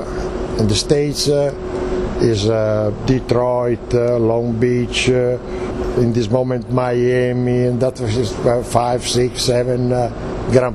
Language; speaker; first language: English; non-native, learner; Italian